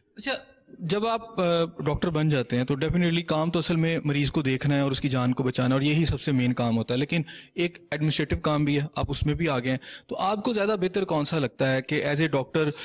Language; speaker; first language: Urdu; non-native, local second language; Punjabi